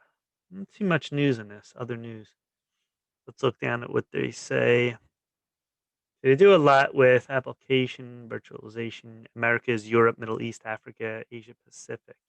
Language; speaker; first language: English; native; English